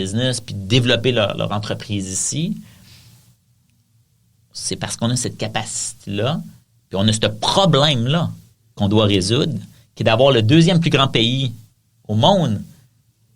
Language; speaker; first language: French; native; French